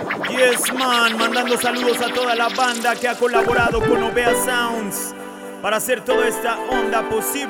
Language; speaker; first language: Spanish; native; Spanish